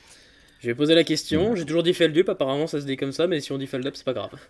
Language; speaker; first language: French; native; French